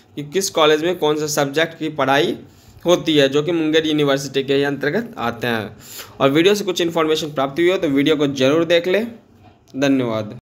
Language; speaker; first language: Hindi; native; Hindi